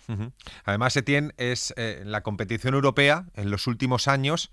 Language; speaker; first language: Spanish; native; Spanish